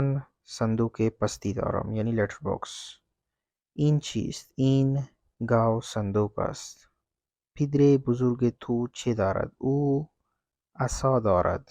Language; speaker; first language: Persian; non-native, fluent; Urdu